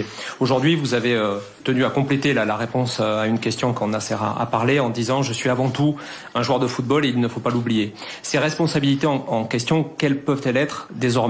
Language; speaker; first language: French; native; French